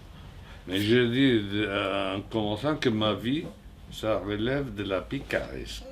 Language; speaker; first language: French; non-native, fluent; Spanish